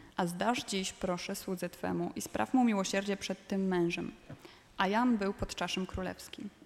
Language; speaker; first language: Polish; native; Polish